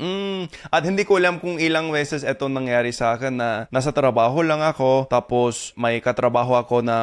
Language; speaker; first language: Filipino; non-native, fluent; English